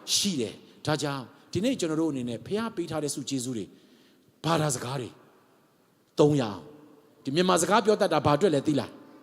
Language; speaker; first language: Burmese; non-native, local second language; Tedim Chin